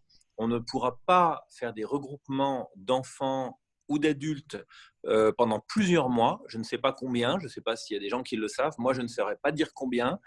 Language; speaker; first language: French; native; French